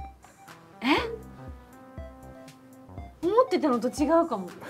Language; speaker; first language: Japanese; native; Japanese